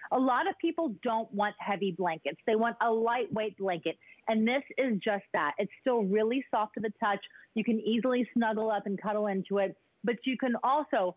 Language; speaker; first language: English; native; English